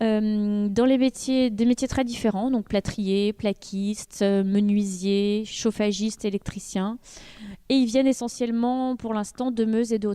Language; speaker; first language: French; native; French